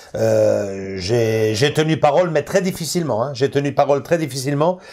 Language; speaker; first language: French; native; French